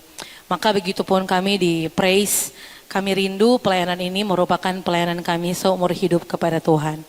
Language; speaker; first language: Indonesian; native; Indonesian